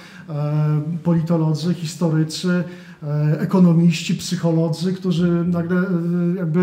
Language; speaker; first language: Polish; native; Polish